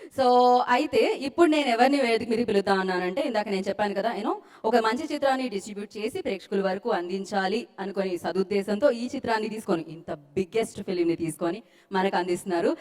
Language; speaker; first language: Telugu; native; Telugu